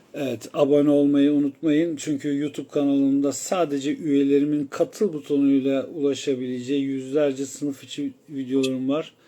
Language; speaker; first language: Turkish; native; Turkish